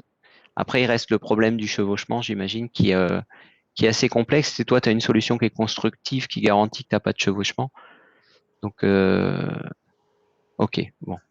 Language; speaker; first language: French; native; French